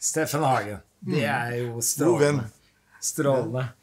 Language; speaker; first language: Norwegian; native; Norwegian